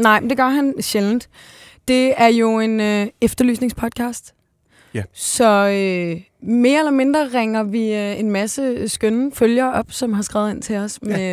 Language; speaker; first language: Danish; native; Danish